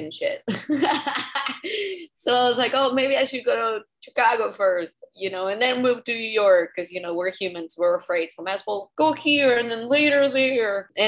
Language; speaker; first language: English; non-native, fluent; Spanish